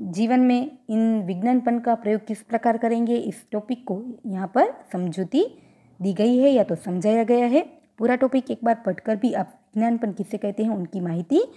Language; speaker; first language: Hindi; non-native, local second language; Gujarati